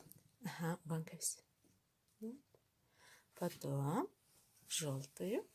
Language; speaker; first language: Russian; non-native, local second language; Yakut